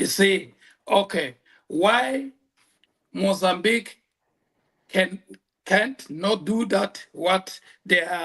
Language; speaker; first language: English; non-native, local second language; Portuguese